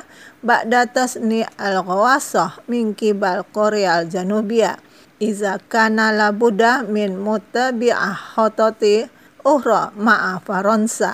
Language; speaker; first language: Arabic; non-native, fluent; Indonesian